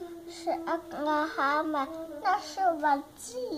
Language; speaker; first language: Chinese; early bilingual, heritage; Chinese